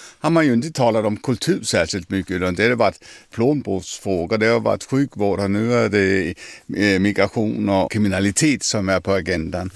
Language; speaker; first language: Swedish; non-native, fluent; French